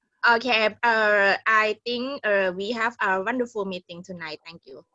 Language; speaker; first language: English; non-native, learner; Thai